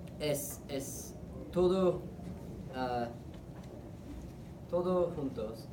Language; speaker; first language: Spanish; non-native, learner; English